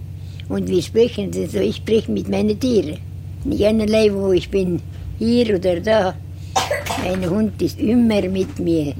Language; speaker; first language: German; non-native, learner; Estonian